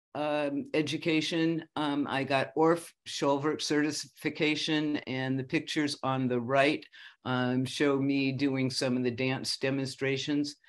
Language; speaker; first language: English; native; English